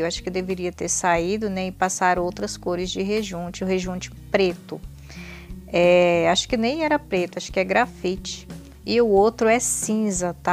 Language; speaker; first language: Portuguese; native; Portuguese